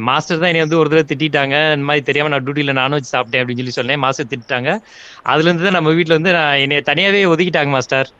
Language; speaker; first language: Tamil; native; Tamil